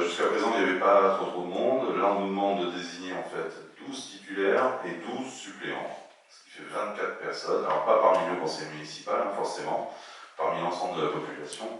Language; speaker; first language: French; native; French